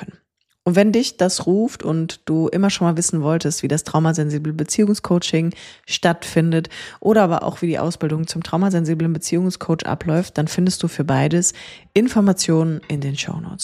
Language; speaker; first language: German; native; German